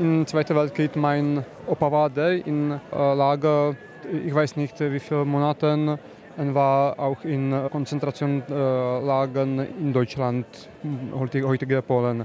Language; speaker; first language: German; non-native, fluent; Czech